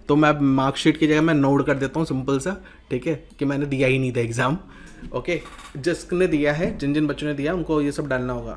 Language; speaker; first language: Hindi; native; Hindi